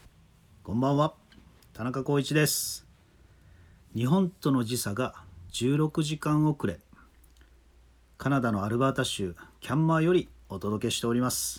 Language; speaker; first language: Japanese; native; Japanese